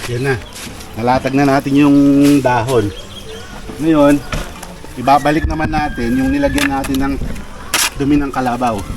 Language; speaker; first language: Filipino; native; Filipino